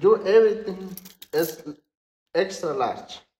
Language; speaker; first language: English; non-native, learner; Spanish